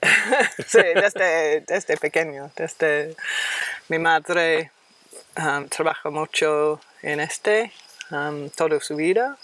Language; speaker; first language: Spanish; non-native, fluent; English